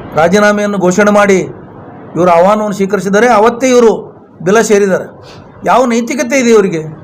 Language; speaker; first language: Kannada; native; Kannada